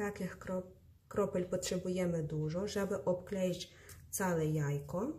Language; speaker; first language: Polish; non-native, fluent; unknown